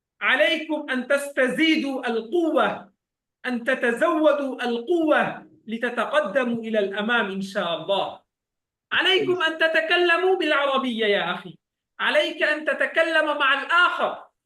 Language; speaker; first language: Arabic; non-native, fluent; Bangla